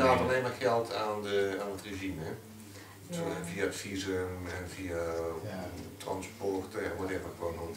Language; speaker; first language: Dutch; native; Dutch